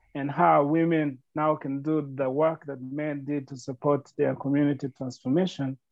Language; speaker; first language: English; non-native, local second language; Kinyarwanda